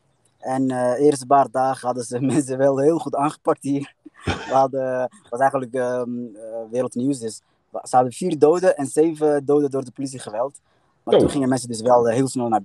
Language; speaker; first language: Dutch; early bilingual, other home language; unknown